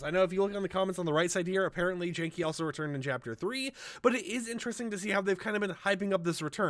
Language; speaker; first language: English; native; English